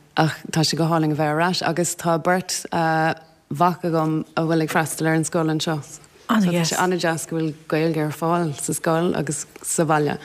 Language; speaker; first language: Irish; non-native, local second language; English